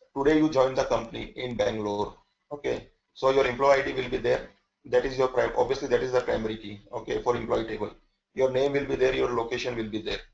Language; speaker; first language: English; non-native, local second language; Hindi